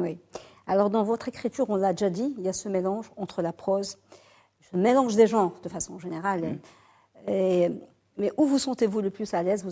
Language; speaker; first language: French; non-native, local second language; Arabic